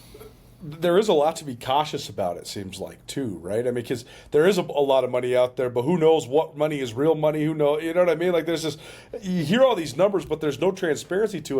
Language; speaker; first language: English; native; English